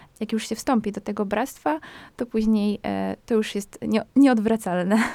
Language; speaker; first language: Polish; native; Polish